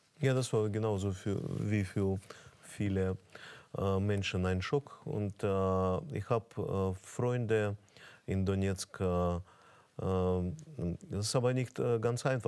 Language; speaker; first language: German; non-native, fluent; Russian